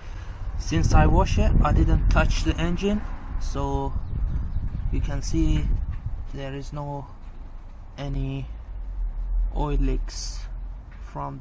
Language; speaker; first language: English; non-native, fluent; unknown